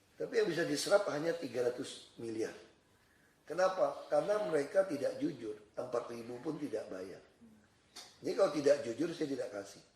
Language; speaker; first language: Indonesian; native; Indonesian